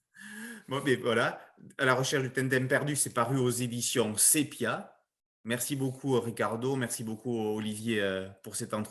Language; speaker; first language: French; native; French